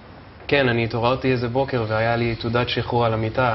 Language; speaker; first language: Hebrew; non-native, fluent; English